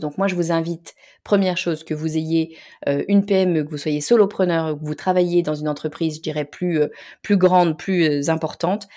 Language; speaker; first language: French; native; French